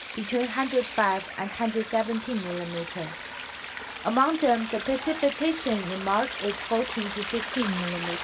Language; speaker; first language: English; non-native, fluent; Chinese